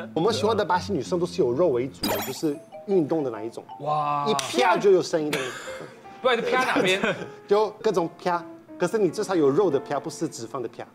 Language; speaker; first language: Chinese; non-native, fluent; Portuguese